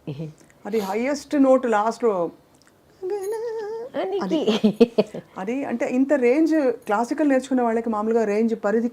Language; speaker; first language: Telugu; native; Telugu